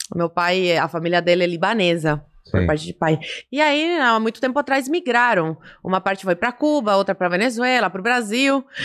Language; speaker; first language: Portuguese; early bilingual, other home language; Spanish